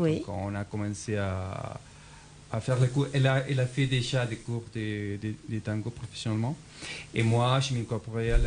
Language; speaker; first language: French; non-native, fluent; Spanish